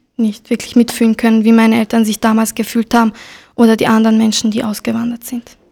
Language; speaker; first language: German; early bilingual, other home language; Croatian